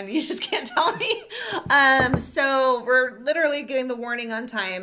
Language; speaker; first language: English; native; English